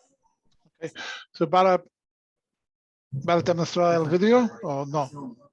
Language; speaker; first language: Spanish; non-native, learner; English